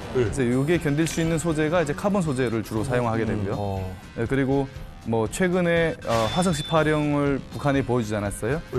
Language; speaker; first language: Korean; native; Korean